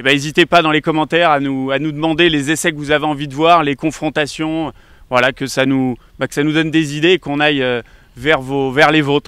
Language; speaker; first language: French; native; French